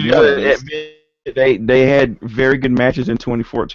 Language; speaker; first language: English; native; English